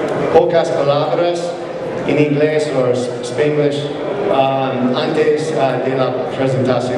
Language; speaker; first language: Spanish; non-native, learner; English